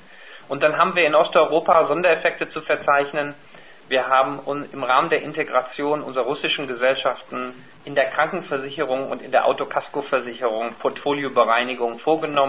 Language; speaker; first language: German; native; German